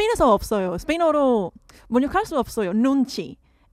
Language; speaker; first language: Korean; non-native, learner; Spanish